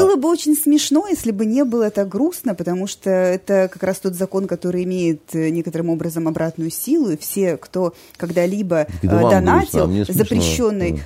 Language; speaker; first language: Russian; native; Russian